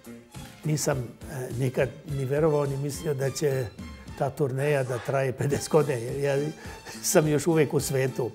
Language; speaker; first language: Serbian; non-native, local second language; Hungarian